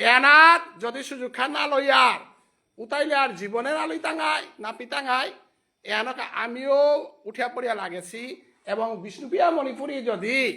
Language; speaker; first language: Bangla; non-native, local second language; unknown